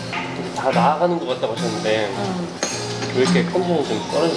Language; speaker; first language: Korean; native; Korean